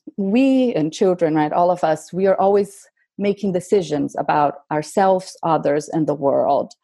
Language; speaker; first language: English; non-native, fluent; Portuguese